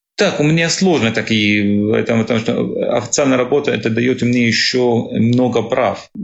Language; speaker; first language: Russian; non-native, learner; Arabic